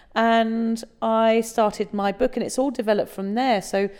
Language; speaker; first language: English; native; English